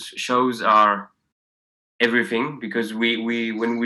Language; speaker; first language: English; non-native, fluent; French